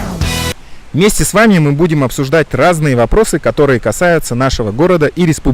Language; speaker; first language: Russian; native; Russian